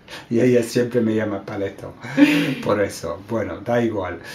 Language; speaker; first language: Spanish; non-native, fluent; English